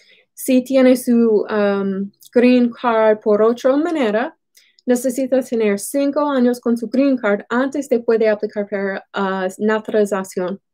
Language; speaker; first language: Spanish; non-native, fluent; English